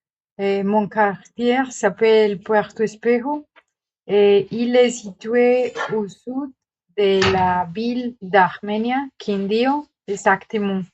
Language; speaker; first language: French; non-native, learner; Spanish